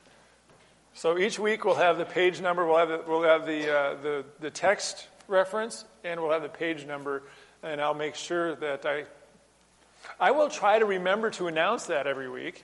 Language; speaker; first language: English; native; English